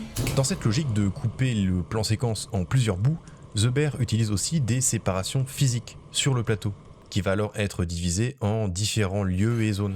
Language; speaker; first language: French; native; French